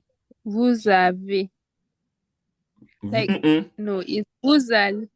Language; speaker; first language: French; non-native, learner; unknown